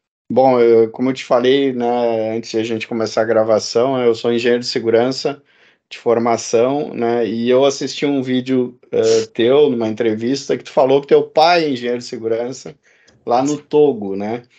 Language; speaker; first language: Portuguese; native; Portuguese